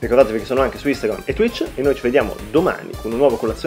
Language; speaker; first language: Italian; native; Italian